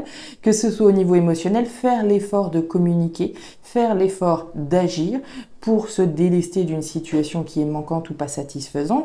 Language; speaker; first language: French; native; French